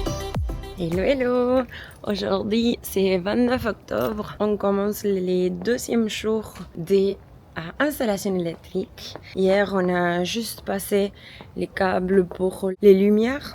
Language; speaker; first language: French; non-native, fluent; Spanish